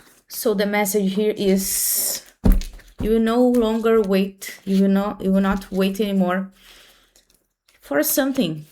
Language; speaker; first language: English; non-native, fluent; Portuguese